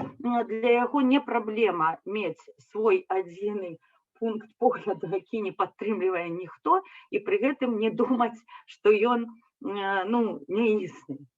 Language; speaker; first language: Belarusian; native; Belarusian